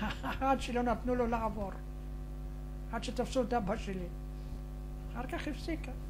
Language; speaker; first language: Hebrew; non-native, fluent; Arabic